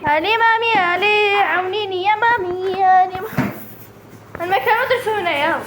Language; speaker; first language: Arabic; native; Arabic